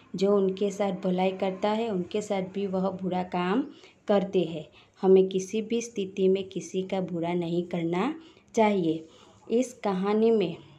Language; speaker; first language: Hindi; non-native, local second language; Gujarati